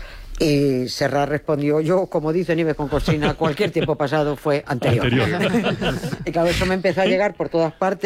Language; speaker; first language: Spanish; native; Spanish